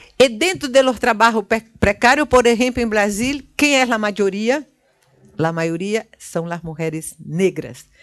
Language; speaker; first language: Portuguese; native; Portuguese